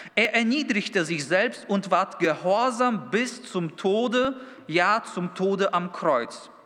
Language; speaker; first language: German; early bilingual, other home language; Russian